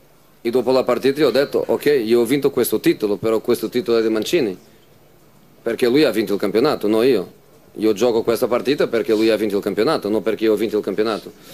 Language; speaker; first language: Italian; non-native, fluent; Portuguese